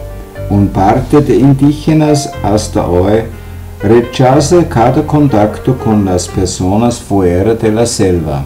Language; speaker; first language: Spanish; non-native, learner; German